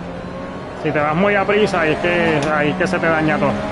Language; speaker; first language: Spanish; early bilingual, heritage; Spanish